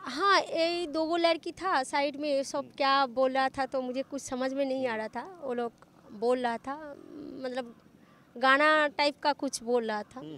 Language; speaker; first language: Hindi; non-native, local second language; Bangla